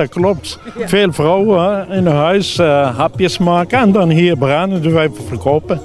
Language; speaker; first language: Dutch; non-native, learner; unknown